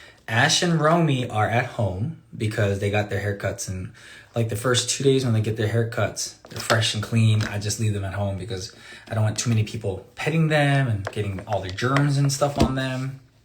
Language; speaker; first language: English; native; English